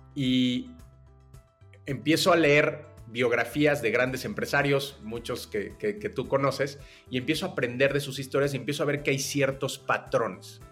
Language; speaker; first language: Spanish; native; Spanish